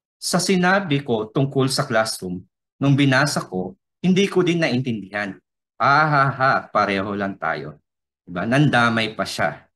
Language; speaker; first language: Filipino; non-native, local second language; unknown